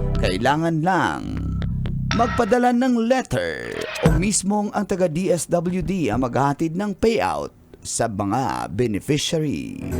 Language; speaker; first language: Filipino; non-native, local second language; Cebuano